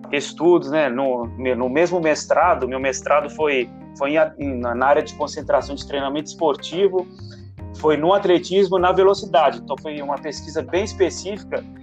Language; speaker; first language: Portuguese; non-native, fluent; Italian